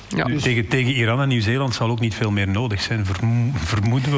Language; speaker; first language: Dutch; native; Dutch